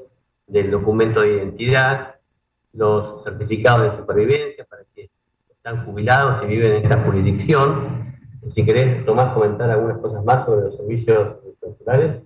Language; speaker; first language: Spanish; native; Spanish